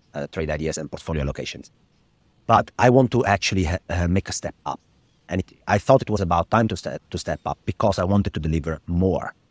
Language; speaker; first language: English; non-native, fluent; Italian